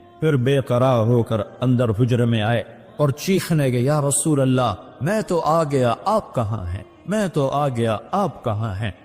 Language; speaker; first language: Urdu; non-native, local second language; Punjabi